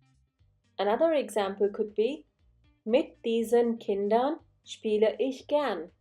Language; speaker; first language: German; non-native, fluent; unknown